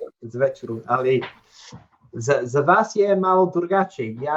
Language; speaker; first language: Serbian; non-native, learner; English